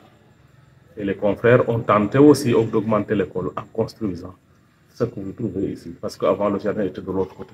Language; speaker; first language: French; non-native, local second language; Serer